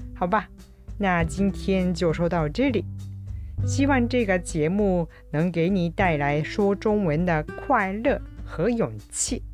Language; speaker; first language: Chinese; non-native, fluent; Japanese